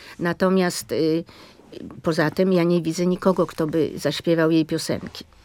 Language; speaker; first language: Polish; native; Polish